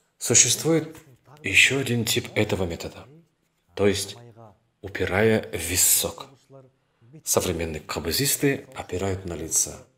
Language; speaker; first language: Russian; non-native, local second language; Kazakh